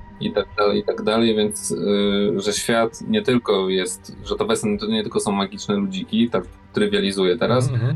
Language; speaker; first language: Polish; native; Polish